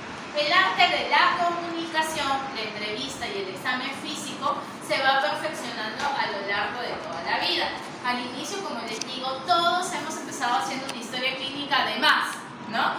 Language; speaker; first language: Spanish; native; Spanish